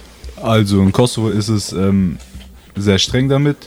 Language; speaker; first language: German; early bilingual, other home language; Albanian